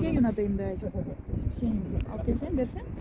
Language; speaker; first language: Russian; non-native, local second language; Kazakh